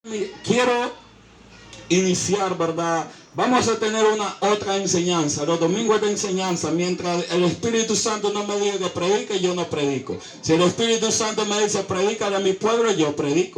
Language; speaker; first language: Spanish; native; Spanish